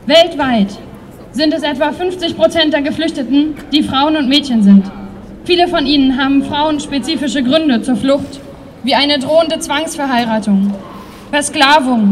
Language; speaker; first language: German; native; German